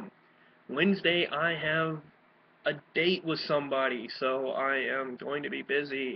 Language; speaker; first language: English; native; English